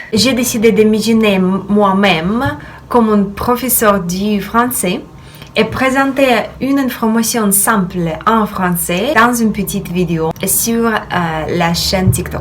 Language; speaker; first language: French; non-native, fluent; Russian